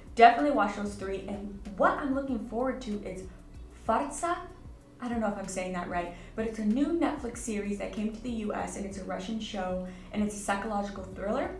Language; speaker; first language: English; native; English